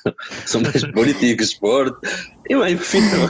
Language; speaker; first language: German; non-native, learner; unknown